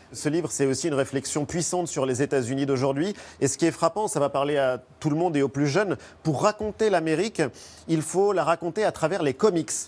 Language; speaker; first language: French; native; French